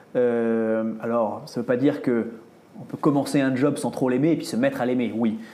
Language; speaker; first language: French; native; French